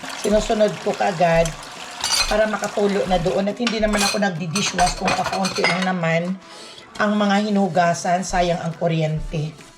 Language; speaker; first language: Filipino; non-native, local second language; Cebuano